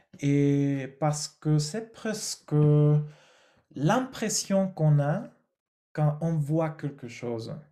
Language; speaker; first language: French; non-native, fluent; Spanish